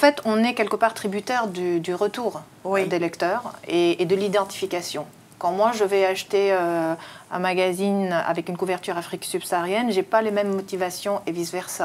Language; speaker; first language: French; native; French